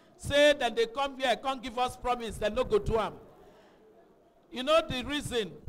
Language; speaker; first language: Nigerian Pidgin; non-native, local second language; Igbo